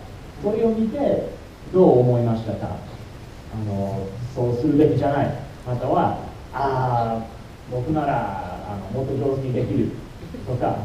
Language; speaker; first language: Japanese; non-native, fluent; English